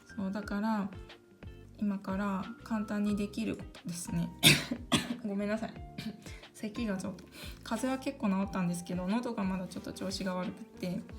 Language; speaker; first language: Japanese; early bilingual, other home language; Korean